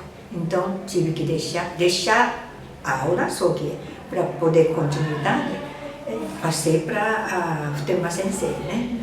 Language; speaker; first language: Portuguese; non-native, fluent; Japanese